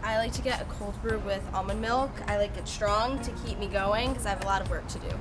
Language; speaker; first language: English; native; English